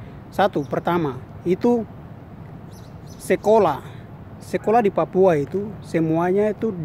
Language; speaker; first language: Indonesian; non-native, local second language; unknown